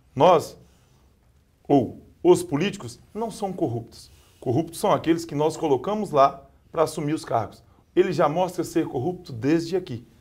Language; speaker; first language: Portuguese; native; Portuguese